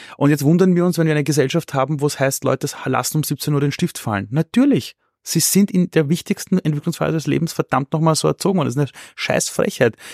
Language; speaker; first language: German; early bilingual, other home language; Persian